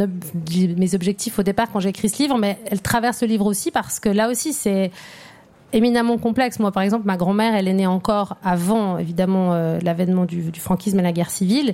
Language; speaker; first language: French; native; French